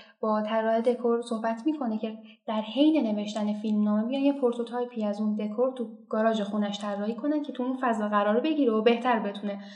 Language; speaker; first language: Persian; non-native, local second language; Azerbaijani